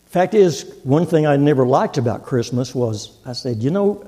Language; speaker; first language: English; native; English